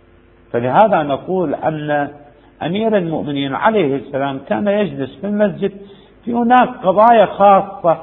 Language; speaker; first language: Arabic; native; Arabic